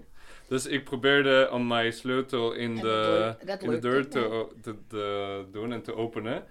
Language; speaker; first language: Dutch; non-native, learner; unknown